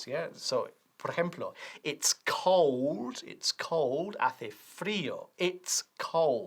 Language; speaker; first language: Spanish; non-native, fluent; English